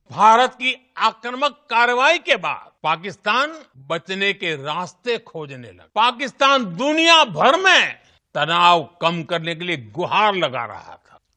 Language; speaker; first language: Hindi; non-native, local second language; Gujarati